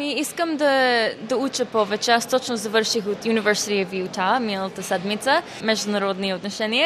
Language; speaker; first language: Bulgarian; early bilingual, heritage; Bulgarian